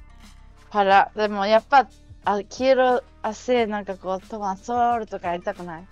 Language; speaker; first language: Spanish; non-native, learner; Japanese